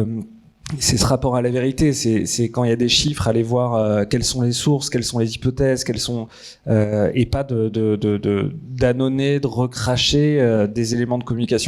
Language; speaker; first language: French; native; French